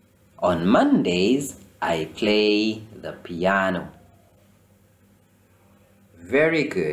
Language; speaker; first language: English; non-native, fluent; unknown